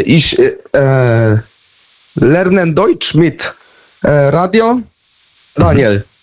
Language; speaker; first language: German; non-native, learner; Polish